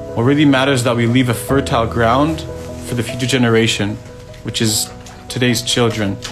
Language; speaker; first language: English; native; English